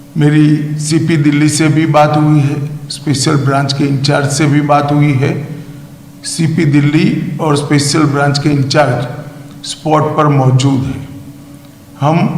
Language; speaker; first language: Hindi; non-native, local second language; Gujarati